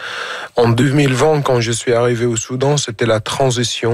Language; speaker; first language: French; non-native, fluent; Arabic